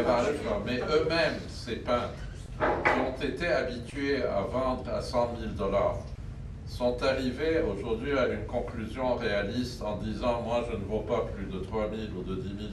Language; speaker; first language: French; non-native, local second language; Arabic